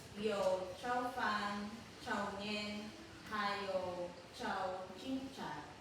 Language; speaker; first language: Chinese; non-native, learner; Filipino